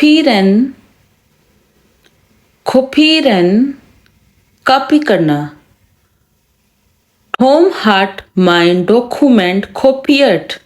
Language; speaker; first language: German; non-native, fluent; Urdu